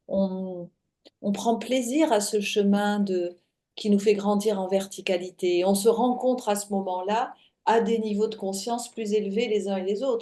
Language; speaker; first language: French; native; French